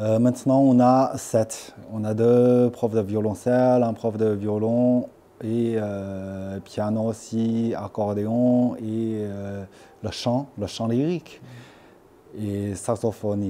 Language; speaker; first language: French; non-native, fluent; Chinese